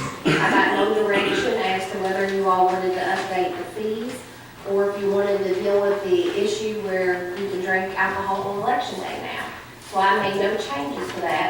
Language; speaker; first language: English; native; English